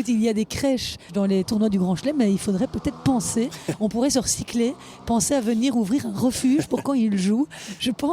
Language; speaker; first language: French; native; French